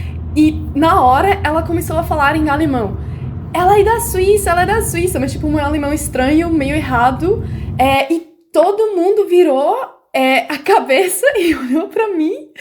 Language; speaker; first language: Portuguese; non-native, fluent; German